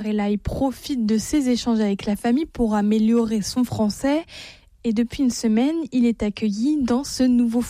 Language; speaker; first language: French; native; French